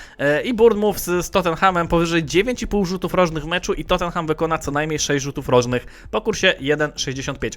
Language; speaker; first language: Polish; native; Polish